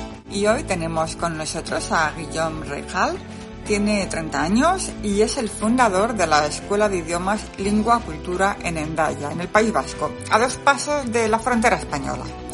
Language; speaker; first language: Spanish; native; Spanish